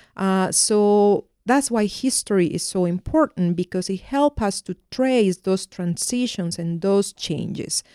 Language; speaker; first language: English; non-native, fluent; Spanish